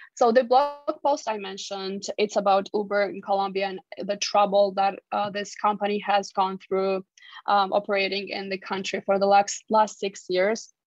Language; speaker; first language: English; non-native, fluent; Georgian